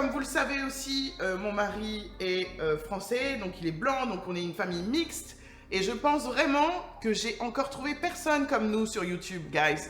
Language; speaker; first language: French; native; French